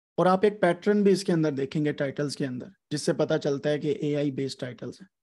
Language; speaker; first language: Urdu; native; Urdu